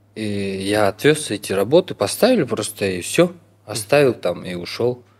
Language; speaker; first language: Russian; non-native, local second language; Kyrgyz